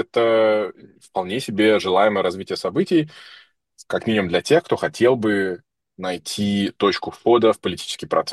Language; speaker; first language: Russian; native; Russian